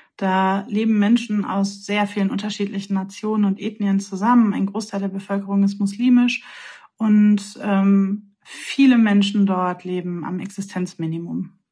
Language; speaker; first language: German; native; German